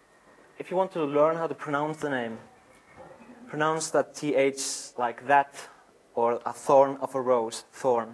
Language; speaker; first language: English; non-native, fluent; Icelandic